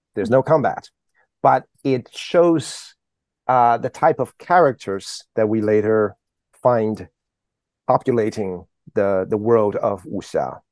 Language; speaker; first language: English; early bilingual, other home language; Chinese